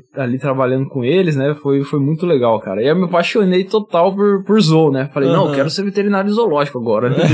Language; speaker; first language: Portuguese; native; Portuguese